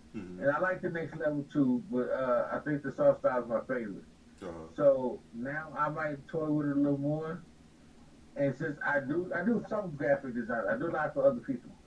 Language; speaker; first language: English; native; English